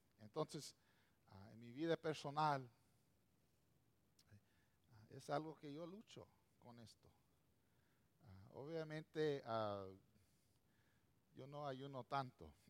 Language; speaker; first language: Spanish; non-native, local second language; English